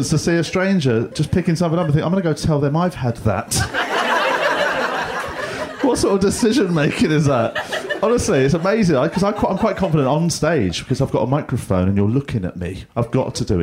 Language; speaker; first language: English; native; English